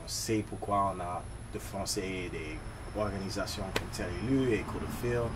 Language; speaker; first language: French; non-native, local second language; English